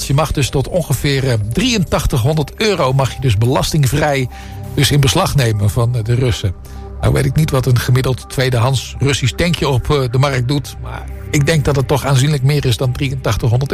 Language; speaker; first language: Dutch; native; Dutch